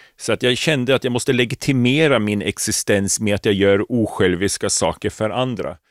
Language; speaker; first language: Swedish; native; Swedish